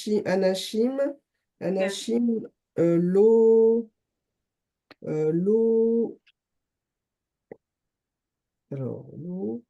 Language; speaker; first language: Hebrew; non-native, learner; French